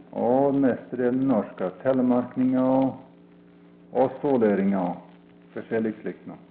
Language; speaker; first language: Norwegian; early bilingual, heritage; Norwegian